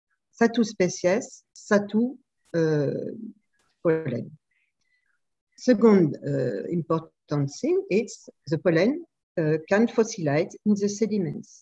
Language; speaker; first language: English; non-native, fluent; French